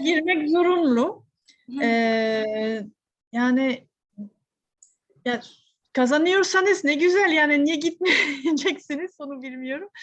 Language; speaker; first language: Turkish; non-native, fluent; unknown